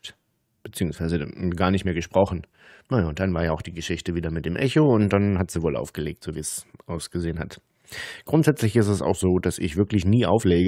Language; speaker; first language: German; native; German